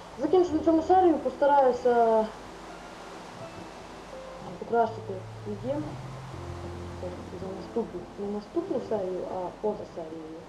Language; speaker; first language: Ukrainian; native; Ukrainian